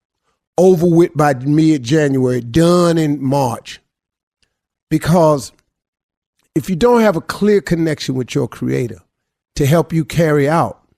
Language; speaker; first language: English; native; English